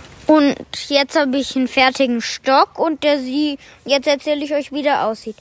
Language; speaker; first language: German; native; German